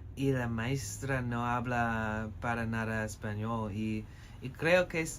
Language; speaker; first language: Spanish; non-native, learner; English